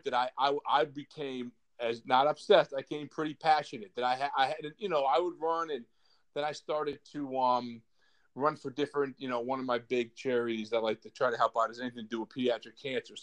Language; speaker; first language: English; native; English